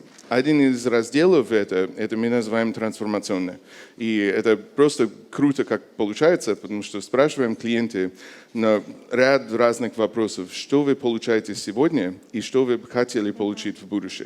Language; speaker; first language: Russian; non-native, fluent; English